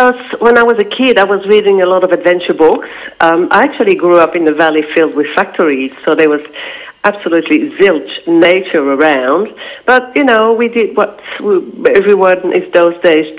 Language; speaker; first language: English; non-native, fluent; French